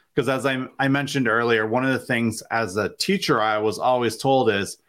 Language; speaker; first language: English; native; English